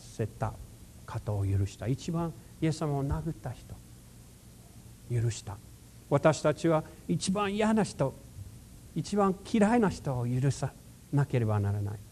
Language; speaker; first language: Japanese; non-native, fluent; English